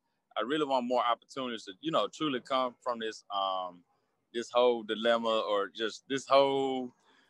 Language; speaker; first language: English; native; English